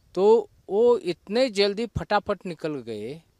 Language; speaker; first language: Hindi; non-native, local second language; Marathi